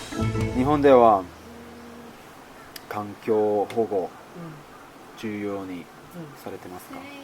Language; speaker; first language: Japanese; non-native, fluent; Icelandic